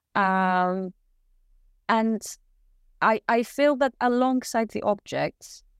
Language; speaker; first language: English; non-native, fluent; Greek